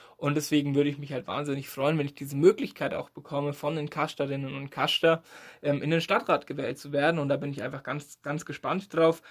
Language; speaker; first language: German; native; German